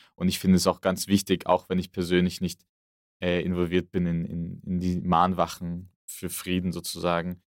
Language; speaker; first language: German; native; German